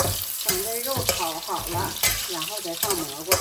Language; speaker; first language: Chinese; native; Chinese